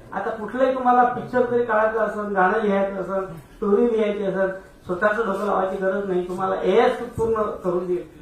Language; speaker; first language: Marathi; non-native, local second language; Hindi